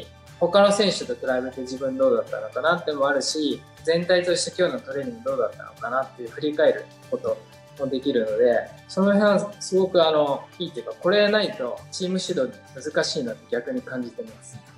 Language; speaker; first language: Japanese; native; Japanese